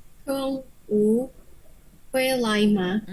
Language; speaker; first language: Chinese; non-native, learner; Indonesian